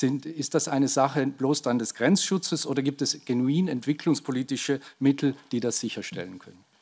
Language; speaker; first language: German; native; German